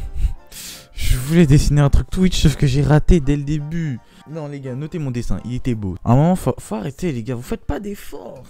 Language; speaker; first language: French; native; French